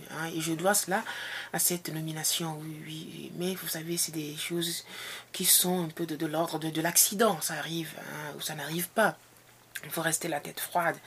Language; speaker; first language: French; non-native, local second language; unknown